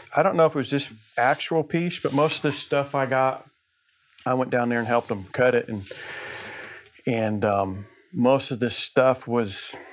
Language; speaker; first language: English; native; English